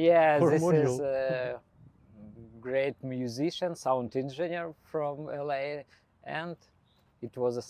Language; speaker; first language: English; non-native, learner; Belarusian